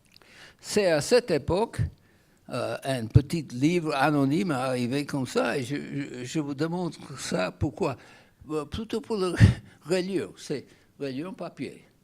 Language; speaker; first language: French; non-native, fluent; English